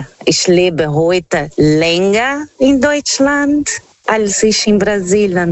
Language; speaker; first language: German; non-native, fluent; Portuguese